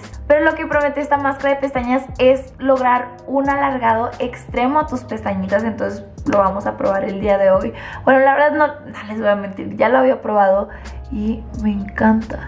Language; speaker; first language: Spanish; native; Spanish